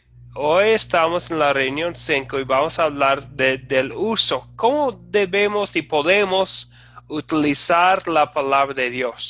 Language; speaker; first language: Spanish; non-native, fluent; English